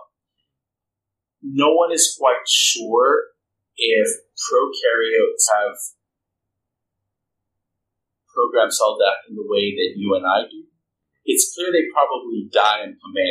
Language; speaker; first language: English; non-native, local second language; Filipino